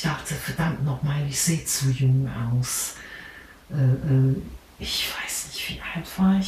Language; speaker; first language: German; non-native, fluent; English